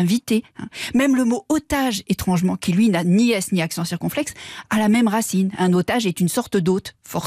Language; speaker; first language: French; native; French